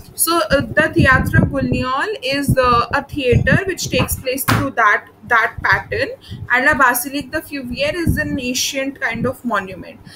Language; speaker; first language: English; non-native, local second language; Hindi